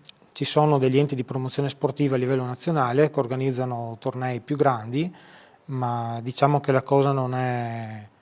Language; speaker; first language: Italian; native; Italian